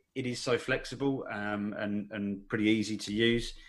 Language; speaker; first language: English; native; English